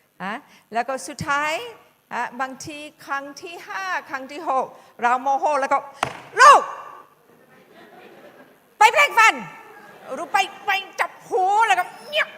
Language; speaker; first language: Thai; non-native, fluent; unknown